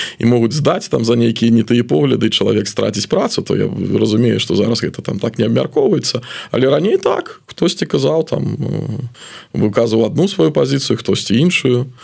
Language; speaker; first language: Belarusian; native; Belarusian